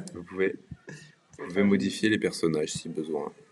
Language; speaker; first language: French; native; French